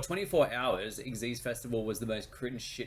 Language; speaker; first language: English; native; English